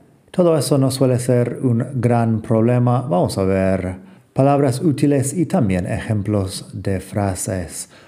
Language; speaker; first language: Spanish; non-native, fluent; English